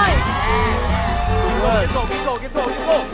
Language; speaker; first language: Vietnamese; non-native, learner; Russian